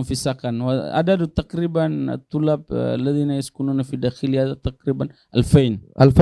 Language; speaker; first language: Arabic; non-native, learner; Tetum